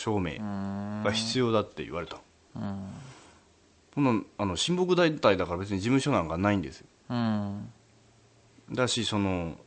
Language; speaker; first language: Japanese; native; Japanese